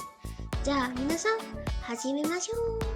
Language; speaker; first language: Japanese; non-native, learner; Indonesian